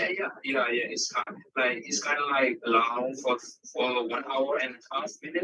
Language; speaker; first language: English; non-native, learner; Vietnamese